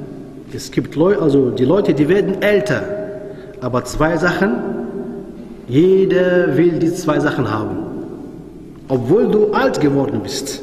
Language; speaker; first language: German; non-native, fluent; Arabic